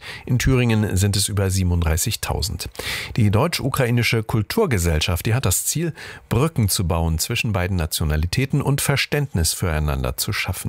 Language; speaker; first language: German; native; German